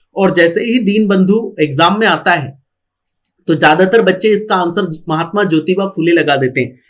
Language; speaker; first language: Hindi; non-native, local second language; Marathi